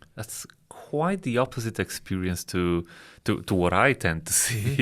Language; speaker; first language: English; non-native, fluent; Polish